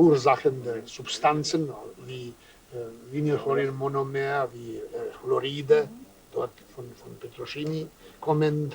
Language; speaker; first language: German; non-native, fluent; Serbian